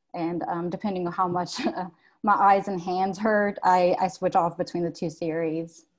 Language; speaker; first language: English; native; English